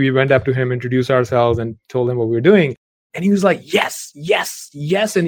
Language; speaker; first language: English; non-native, local second language; Punjabi